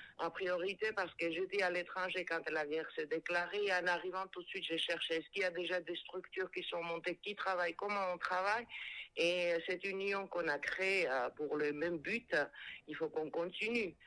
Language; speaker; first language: French; non-native, fluent; Georgian